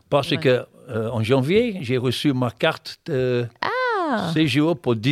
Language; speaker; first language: French; non-native, fluent; English